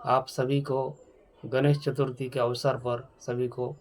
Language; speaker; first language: Hindi; non-native, local second language; Marathi